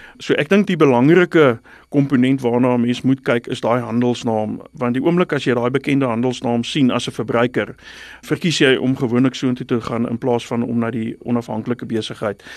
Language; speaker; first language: Afrikaans; non-native, local second language; English